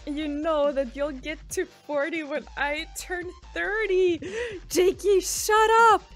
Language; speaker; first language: English; non-native, fluent; Swedish